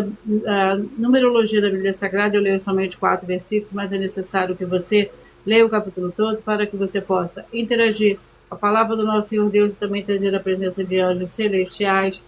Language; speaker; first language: Portuguese; native; Portuguese